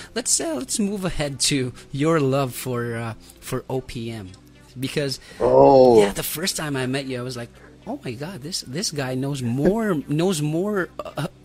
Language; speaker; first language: English; non-native, local second language; Waray